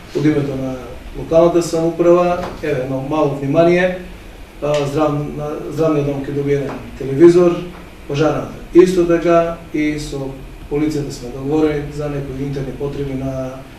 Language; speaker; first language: Macedonian; native; Macedonian